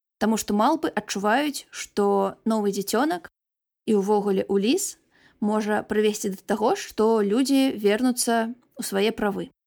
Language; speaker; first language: Belarusian; non-native, local second language; Russian